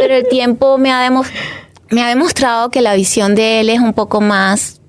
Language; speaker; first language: Spanish; native; Spanish